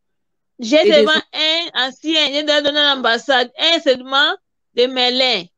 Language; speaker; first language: French; non-native, learner; Portuguese